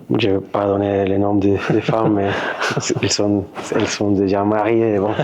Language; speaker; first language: French; non-native, fluent; Spanish